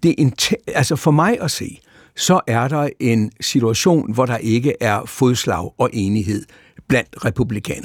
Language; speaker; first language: Danish; native; Danish